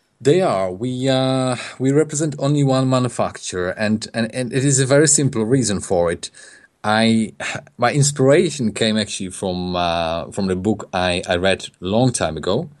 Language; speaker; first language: English; non-native, fluent; Polish